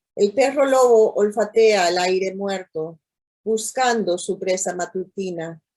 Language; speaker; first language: Spanish; early bilingual, other home language; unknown